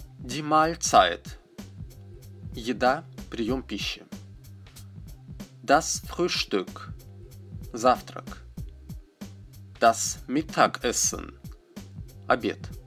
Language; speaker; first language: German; non-native, fluent; Russian